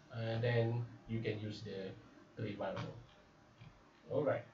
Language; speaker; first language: English; non-native, local second language; Malay